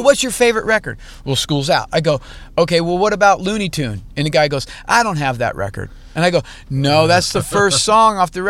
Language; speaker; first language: English; native; English